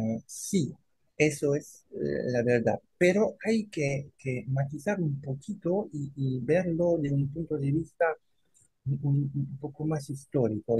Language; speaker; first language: Spanish; non-native, fluent; French